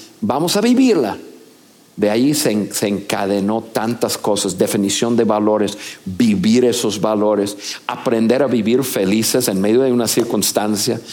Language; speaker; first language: Spanish; non-native, fluent; English